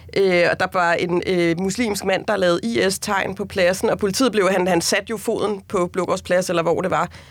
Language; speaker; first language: Danish; native; Danish